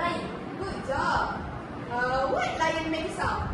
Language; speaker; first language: English; non-native, learner; Malay